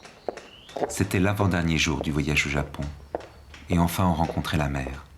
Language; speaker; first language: French; native; French